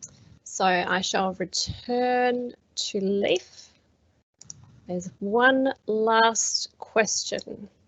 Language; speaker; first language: English; native; English